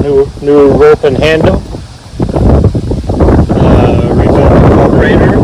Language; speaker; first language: English; native; English